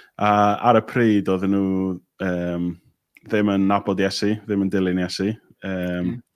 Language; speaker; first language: Welsh; native; Welsh